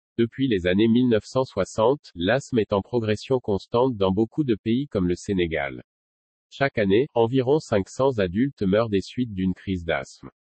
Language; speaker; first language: French; non-native, local second language; Wolof